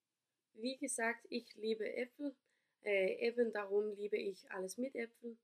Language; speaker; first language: German; non-native, learner; Danish